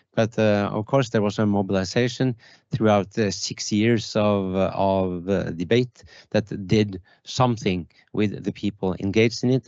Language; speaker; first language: English; non-native, fluent; Norwegian